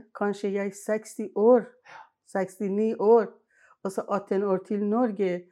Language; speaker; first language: Norwegian; non-native, learner; Persian